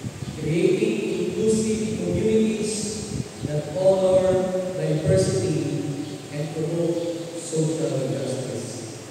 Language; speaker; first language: English; non-native, local second language; Filipino